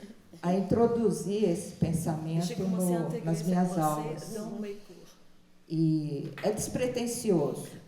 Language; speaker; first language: Portuguese; early bilingual, other home language; Chinese